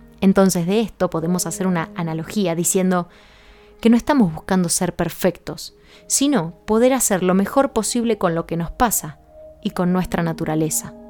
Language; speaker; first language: Spanish; native; Spanish